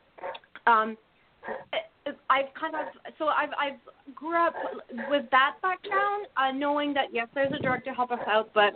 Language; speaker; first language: English; non-native, fluent; French